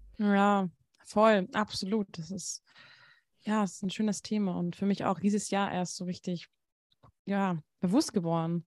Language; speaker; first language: German; non-native, fluent; Hungarian